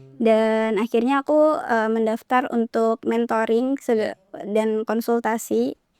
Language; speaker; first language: Indonesian; native; Indonesian